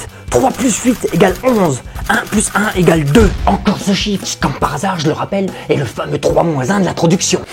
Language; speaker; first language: French; native; French